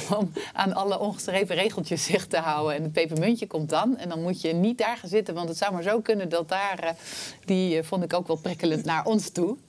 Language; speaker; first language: Dutch; native; Dutch